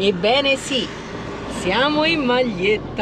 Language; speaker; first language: Italian; native; Italian